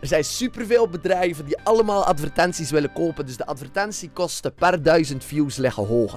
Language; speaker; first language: Dutch; native; Dutch